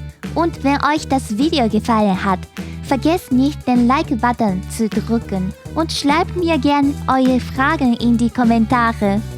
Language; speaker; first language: German; non-native, fluent; Japanese